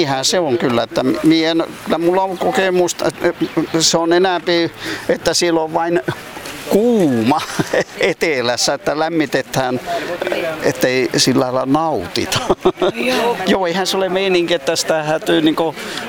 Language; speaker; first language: Finnish; early bilingual, heritage; Finnish